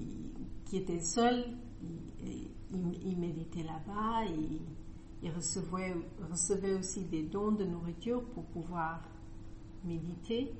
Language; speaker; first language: French; non-native, fluent; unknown